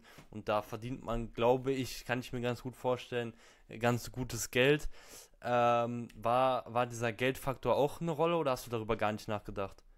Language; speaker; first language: German; native; German